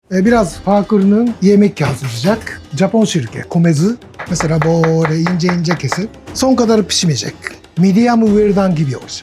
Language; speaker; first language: Turkish; non-native, learner; Japanese